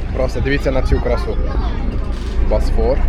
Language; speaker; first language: Ukrainian; non-native, local second language; Russian